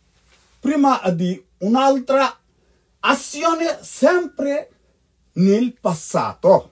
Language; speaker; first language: Italian; non-native, fluent; Bangla